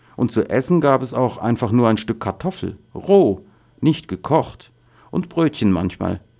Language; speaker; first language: German; non-native, fluent; Arabic